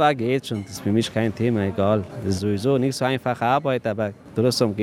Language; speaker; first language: German; non-native, learner; Persian